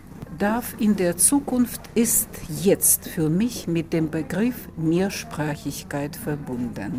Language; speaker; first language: German; non-native, fluent; Russian